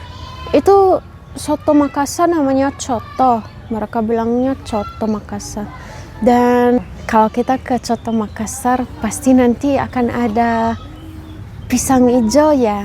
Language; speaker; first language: Indonesian; non-native, fluent; Arabic